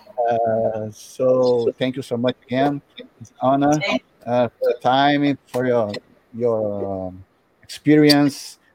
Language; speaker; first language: English; non-native, learner; Portuguese